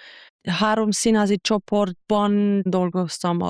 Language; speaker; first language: Hungarian; non-native, fluent; German